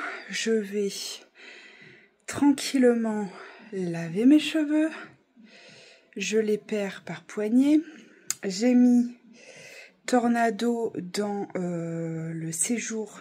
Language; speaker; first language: French; native; French